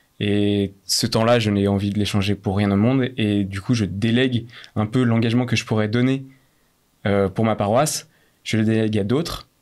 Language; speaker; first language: French; native; French